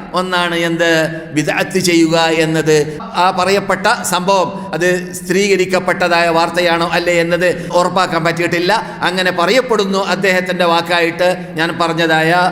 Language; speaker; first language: Malayalam; native; Malayalam